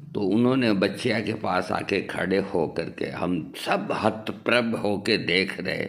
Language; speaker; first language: Hindi; native; Hindi